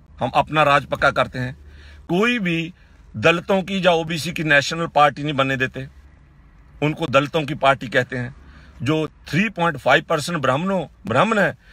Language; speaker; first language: Hindi; non-native, local second language; Punjabi